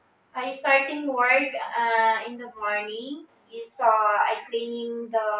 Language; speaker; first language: English; non-native, learner; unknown